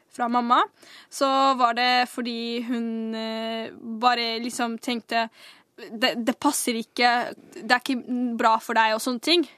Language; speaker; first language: Norwegian; early bilingual, other home language; Somali